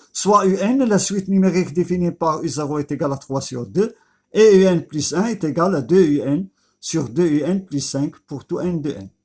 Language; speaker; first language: French; non-native, local second language; Arabic